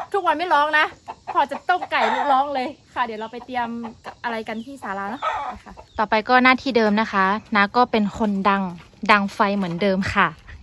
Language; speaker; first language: Thai; non-native, local second language; Karen languages